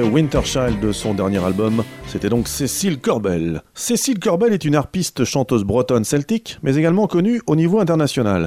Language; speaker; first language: French; native; French